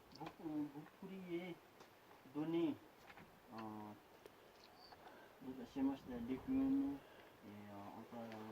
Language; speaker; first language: French; non-native, learner; Nepali